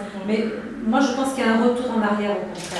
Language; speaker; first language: French; native; French